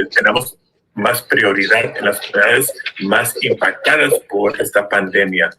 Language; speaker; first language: Spanish; early bilingual, other home language; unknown